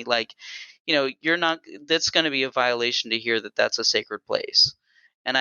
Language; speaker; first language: English; native; English